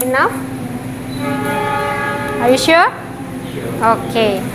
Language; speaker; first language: English; non-native, learner; Indonesian